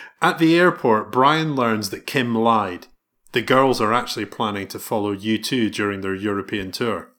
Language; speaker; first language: English; native; English